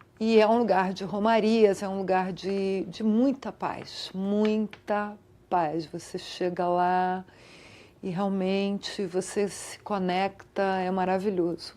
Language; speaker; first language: Portuguese; early bilingual, other home language; Italian